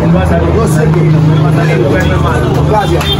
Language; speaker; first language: Spanish; non-native, learner; Haitian Creole